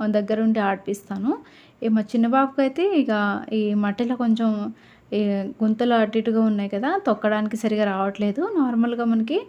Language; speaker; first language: Telugu; native; Telugu